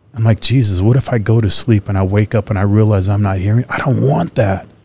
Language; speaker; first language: English; native; English